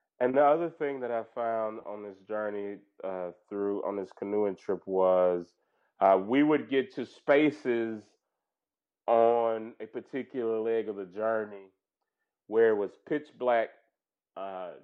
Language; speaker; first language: English; native; English